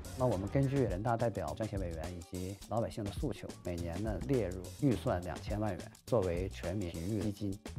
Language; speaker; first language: Chinese; native; Chinese